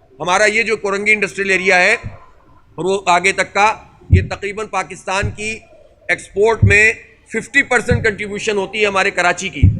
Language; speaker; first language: Urdu; native; Urdu